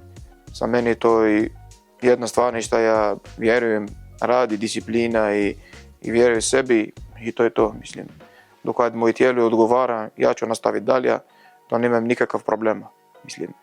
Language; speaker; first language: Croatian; non-native, learner; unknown